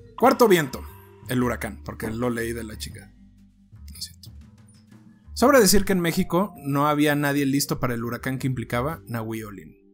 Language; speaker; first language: Spanish; native; Spanish